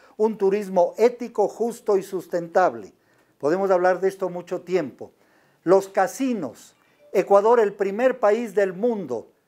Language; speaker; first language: Spanish; native; Spanish